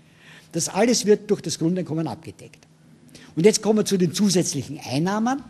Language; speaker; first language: German; native; German